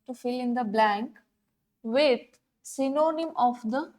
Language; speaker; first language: English; non-native, local second language; Kannada